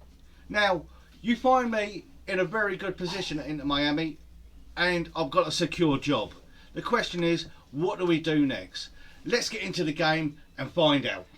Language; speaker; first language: English; native; English